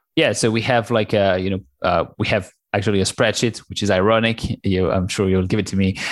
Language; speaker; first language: English; non-native, fluent; French